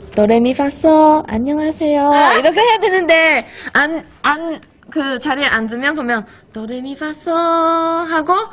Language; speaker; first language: Korean; non-native, fluent; Chinese